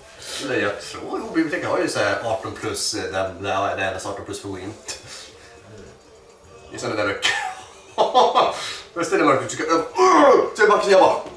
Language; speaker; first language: Swedish; native; Swedish